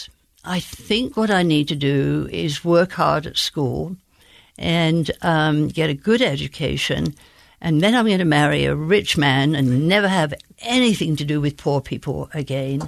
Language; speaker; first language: English; native; English